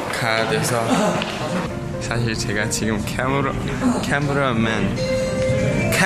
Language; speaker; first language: Korean; non-native, learner; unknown